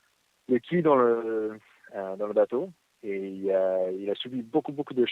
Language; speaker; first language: French; non-native, fluent; English